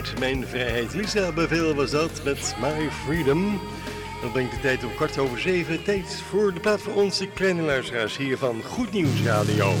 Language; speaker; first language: Dutch; native; Dutch